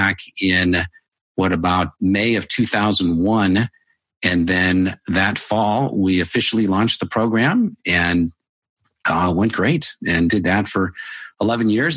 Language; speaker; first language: English; native; English